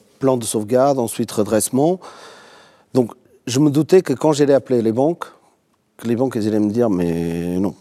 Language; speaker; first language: French; non-native, fluent; Portuguese